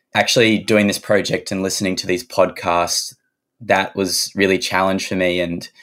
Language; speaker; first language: English; native; English